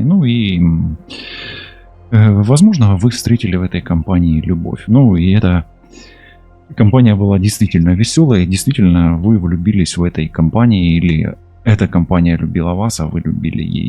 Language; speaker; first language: Russian; non-native, local second language; Ukrainian